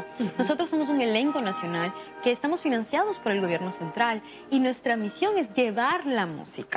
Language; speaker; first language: Spanish; native; Spanish